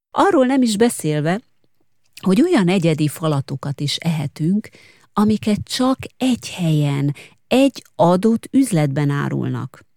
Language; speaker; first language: Hungarian; native; Hungarian